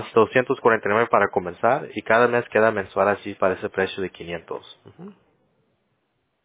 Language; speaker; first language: Spanish; early bilingual, heritage; English